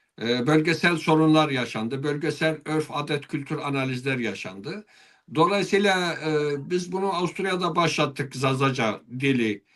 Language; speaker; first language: Turkish; non-native, local second language; Zaza